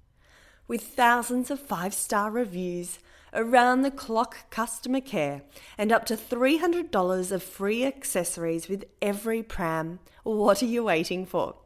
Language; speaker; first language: English; native; English